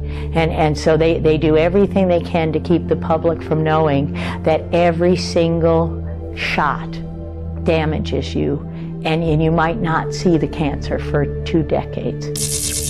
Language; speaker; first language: English; native; English